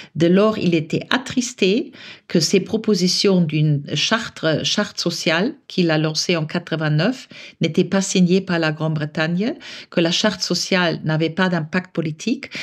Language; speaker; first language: French; non-native, fluent; German